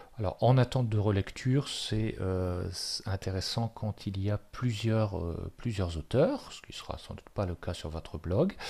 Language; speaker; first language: French; native; French